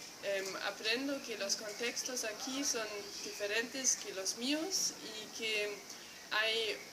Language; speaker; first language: Spanish; non-native, fluent; German